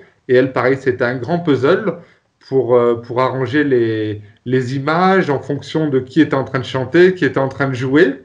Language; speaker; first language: French; native; French